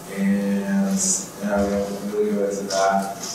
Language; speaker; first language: English; native; English